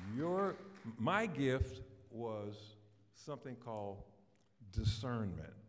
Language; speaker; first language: English; native; English